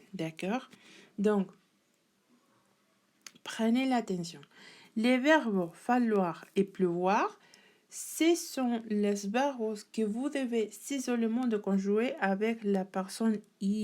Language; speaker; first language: French; non-native, learner; Spanish